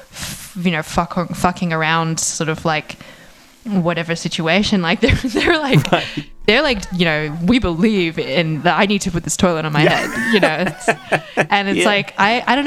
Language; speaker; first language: English; native; English